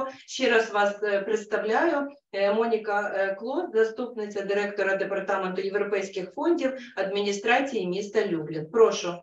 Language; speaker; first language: Polish; non-native, learner; Ukrainian